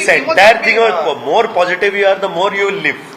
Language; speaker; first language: English; non-native, local second language; Konkani